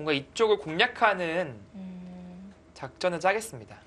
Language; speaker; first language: Korean; native; Korean